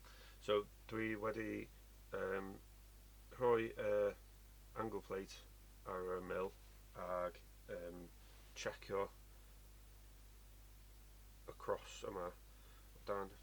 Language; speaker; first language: Welsh; non-native, learner; English